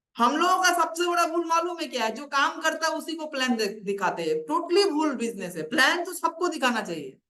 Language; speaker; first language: Hindi; non-native, local second language; Bangla